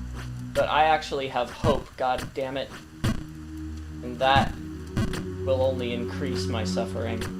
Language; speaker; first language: English; native; English